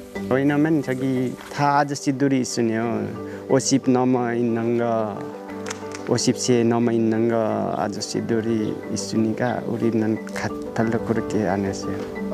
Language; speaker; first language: Korean; non-native, learner; Nepali